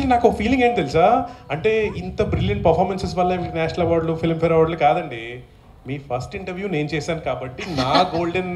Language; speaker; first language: Telugu; native; Telugu